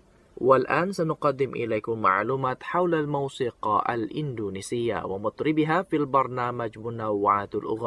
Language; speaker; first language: Arabic; non-native, fluent; Indonesian